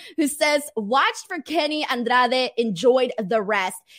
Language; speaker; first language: English; early bilingual, other home language; Spanish